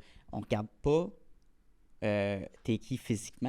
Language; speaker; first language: French; native; French